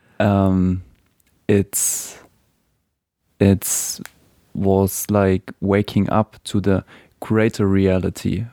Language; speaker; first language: English; non-native, fluent; German